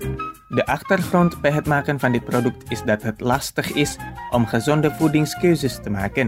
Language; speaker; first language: Dutch; non-native, fluent; Indonesian